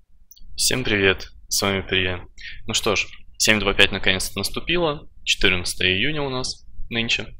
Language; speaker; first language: Russian; native; Russian